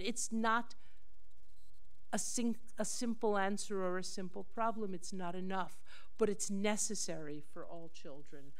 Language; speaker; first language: English; native; English